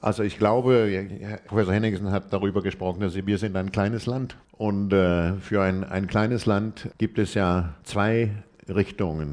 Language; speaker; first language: German; non-native, fluent; Danish